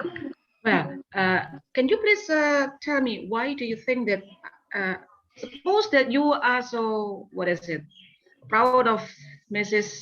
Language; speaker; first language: English; non-native, fluent; Indonesian